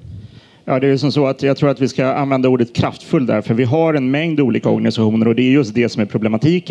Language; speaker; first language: Swedish; native; Swedish